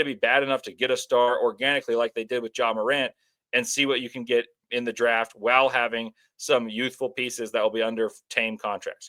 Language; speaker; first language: English; native; English